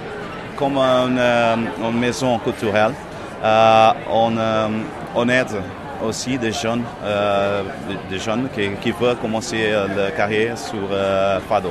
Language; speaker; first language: French; non-native, fluent; Portuguese